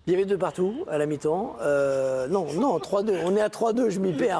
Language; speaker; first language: French; native; French